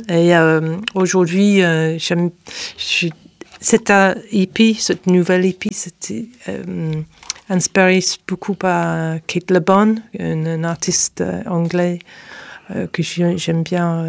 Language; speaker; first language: French; non-native, fluent; English